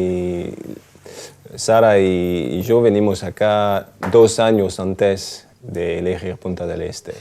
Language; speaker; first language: Spanish; non-native, learner; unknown